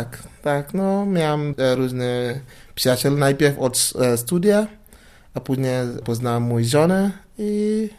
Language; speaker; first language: Polish; non-native, learner; English